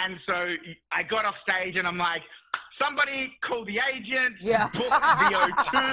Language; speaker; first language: English; native; English